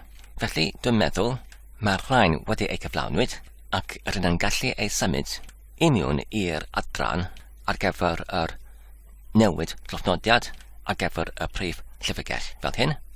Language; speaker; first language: Welsh; non-native, fluent; English